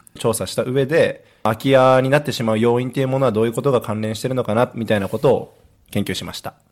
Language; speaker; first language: Japanese; native; Japanese